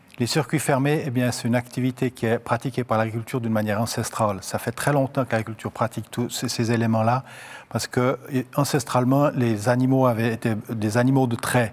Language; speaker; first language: French; native; French